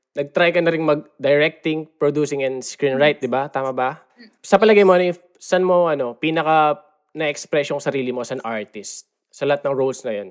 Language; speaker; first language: Filipino; native; Filipino